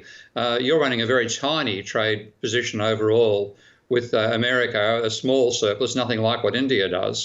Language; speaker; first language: English; native; English